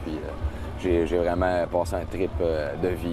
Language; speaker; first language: French; native; French